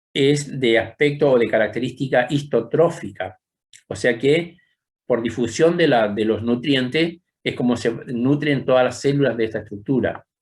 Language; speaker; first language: Spanish; native; Spanish